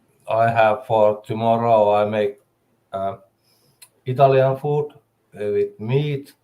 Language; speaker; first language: English; non-native, learner; Finnish